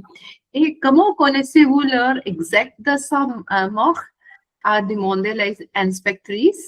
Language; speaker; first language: French; non-native, learner; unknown